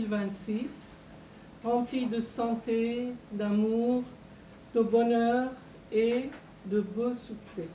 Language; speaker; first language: French; non-native, fluent; Persian